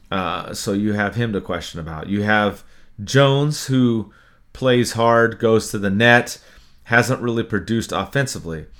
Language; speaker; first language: English; native; English